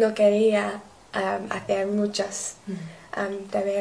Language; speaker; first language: Spanish; non-native, learner; English